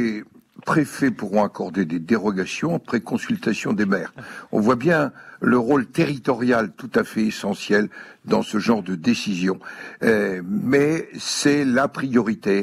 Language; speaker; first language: French; native; French